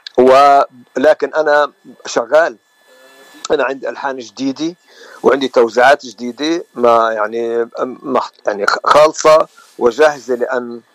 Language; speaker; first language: Arabic; native; Arabic